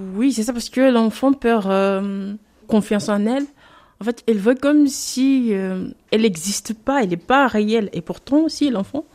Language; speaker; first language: French; non-native, local second language; Comorian